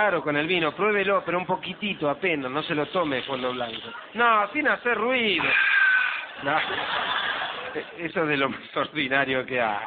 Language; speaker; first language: Spanish; native; Spanish